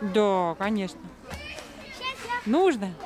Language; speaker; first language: Russian; native; Russian